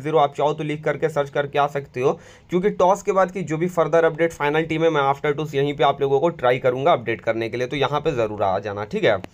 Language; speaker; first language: Hindi; native; Hindi